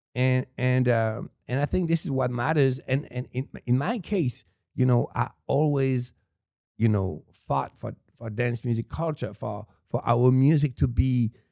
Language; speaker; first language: English; non-native, fluent; French